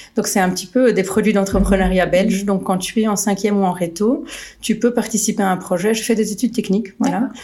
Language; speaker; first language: French; early bilingual, other home language; Portuguese